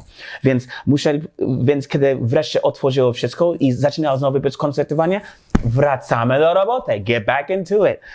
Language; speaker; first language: Polish; non-native, learner; English